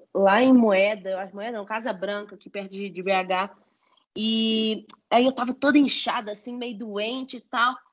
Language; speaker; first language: Portuguese; native; Portuguese